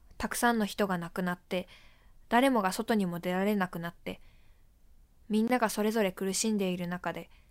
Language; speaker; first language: Japanese; native; Japanese